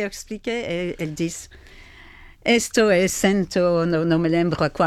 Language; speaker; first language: Portuguese; non-native, fluent; French